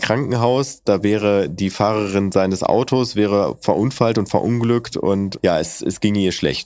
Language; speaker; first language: German; native; German